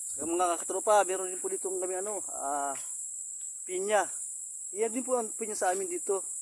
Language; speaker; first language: Filipino; non-native, local second language; Bikol